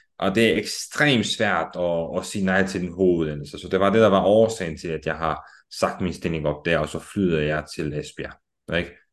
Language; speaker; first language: Danish; non-native, fluent; Romanian